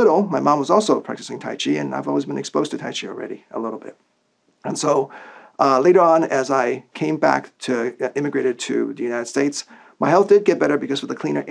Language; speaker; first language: English; non-native, local second language; Cantonese